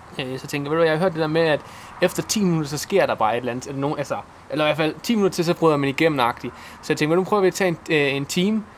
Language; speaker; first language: Danish; native; Danish